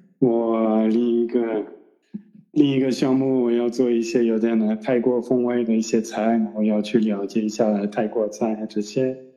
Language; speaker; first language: Chinese; non-native, fluent; French